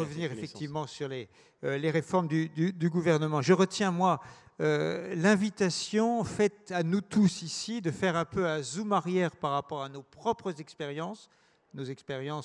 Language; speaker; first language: French; native; French